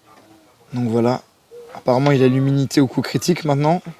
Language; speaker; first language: French; native; French